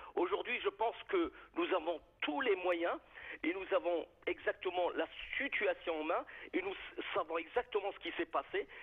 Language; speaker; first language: French; native; French